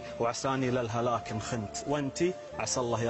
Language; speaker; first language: Arabic; native; Arabic